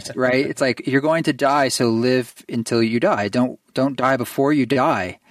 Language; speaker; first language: English; native; English